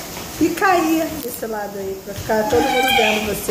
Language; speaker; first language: Portuguese; native; Portuguese